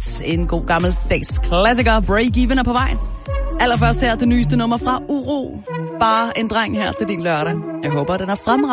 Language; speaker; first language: Danish; native; Danish